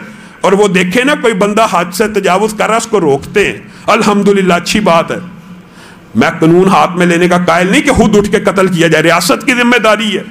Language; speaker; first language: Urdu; non-native, local second language; Punjabi